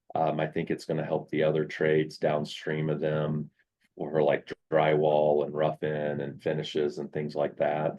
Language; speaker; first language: English; native; English